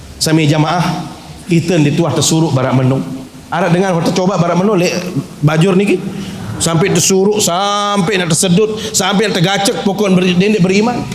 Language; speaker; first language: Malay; non-native, local second language; Sasak